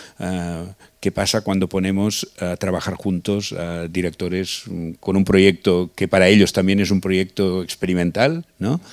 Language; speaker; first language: Spanish; non-native, local second language; Catalan